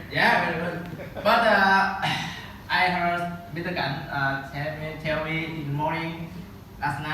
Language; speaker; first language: English; non-native, learner; Vietnamese